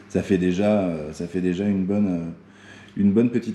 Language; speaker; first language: French; native; French